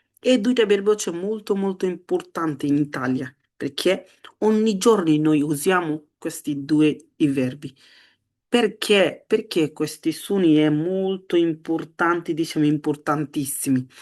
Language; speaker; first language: Italian; non-native, learner; Bangla